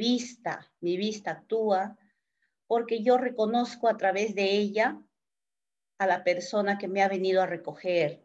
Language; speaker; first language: Spanish; native; Spanish